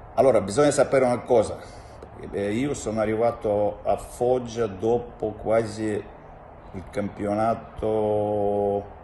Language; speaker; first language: Italian; non-native, fluent; Russian